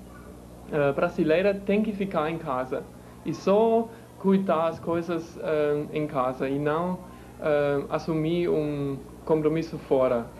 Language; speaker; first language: Portuguese; non-native, fluent; German